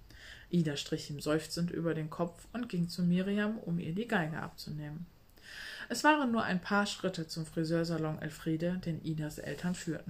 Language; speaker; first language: German; native; German